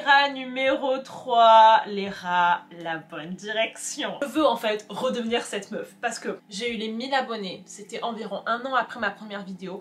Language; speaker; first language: French; native; French